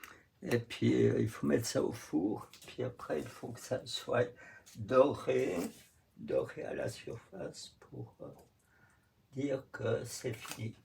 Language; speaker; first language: French; non-native, fluent; Russian